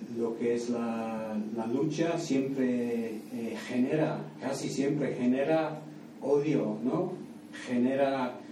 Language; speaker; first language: Spanish; non-native, fluent; English